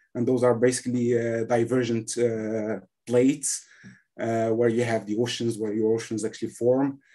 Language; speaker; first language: English; non-native, fluent; Arabic